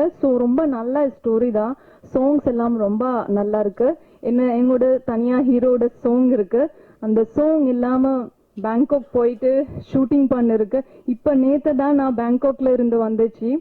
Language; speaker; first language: Tamil; non-native, learner; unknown